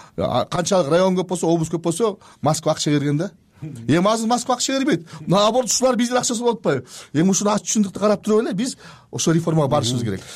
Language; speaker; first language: Kyrgyz; native; Kyrgyz